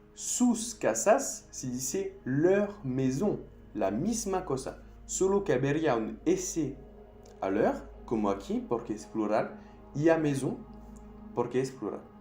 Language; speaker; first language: Spanish; non-native, fluent; French